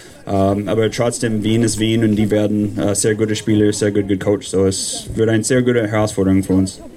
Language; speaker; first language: German; non-native, learner; English